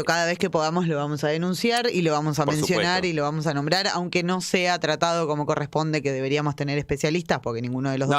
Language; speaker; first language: Spanish; native; Spanish